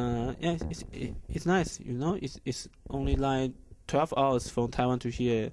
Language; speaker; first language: English; non-native, learner; Chinese